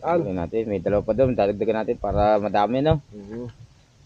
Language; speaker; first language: Filipino; native; Filipino